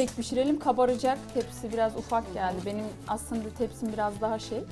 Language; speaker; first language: Turkish; native; Turkish